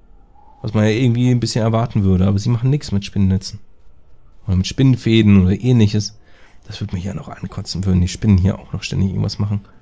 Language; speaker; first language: German; native; German